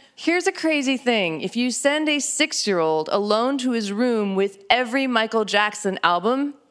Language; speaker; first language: English; native; English